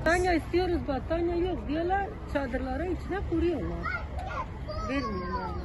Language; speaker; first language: Turkish; non-native, local second language; Kurdish